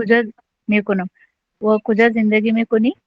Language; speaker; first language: Persian; non-native, learner; Urdu